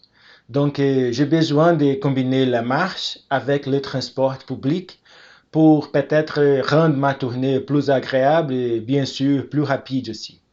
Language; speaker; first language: French; non-native, fluent; Portuguese